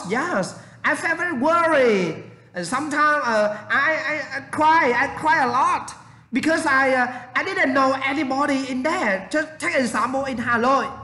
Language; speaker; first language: English; non-native, learner; Vietnamese